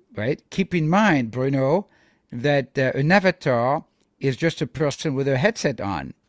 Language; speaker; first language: English; non-native, fluent; French